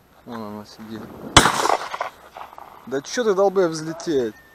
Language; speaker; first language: Russian; native; Russian